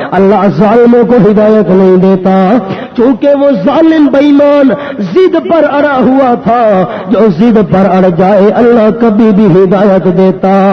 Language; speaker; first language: Urdu; non-native, local second language; Pashto